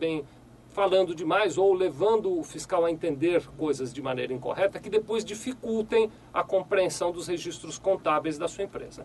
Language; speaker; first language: Portuguese; native; Portuguese